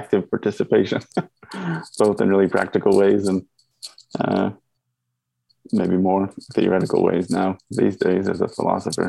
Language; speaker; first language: English; native; English